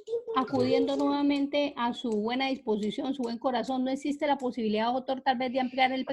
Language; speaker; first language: Spanish; native; Spanish